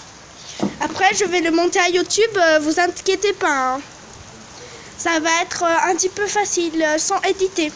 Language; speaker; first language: French; native; French